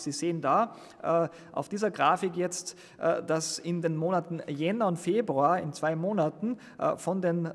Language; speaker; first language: German; native; German